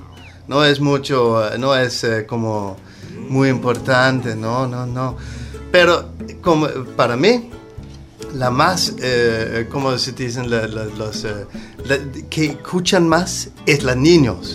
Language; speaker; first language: Spanish; non-native, learner; Danish